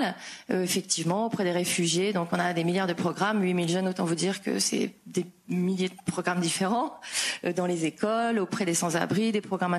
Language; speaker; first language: French; native; French